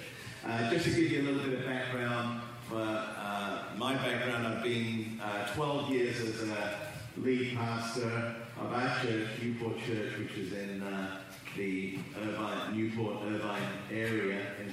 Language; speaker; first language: English; native; English